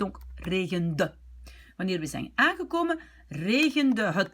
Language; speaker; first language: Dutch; non-native, fluent; French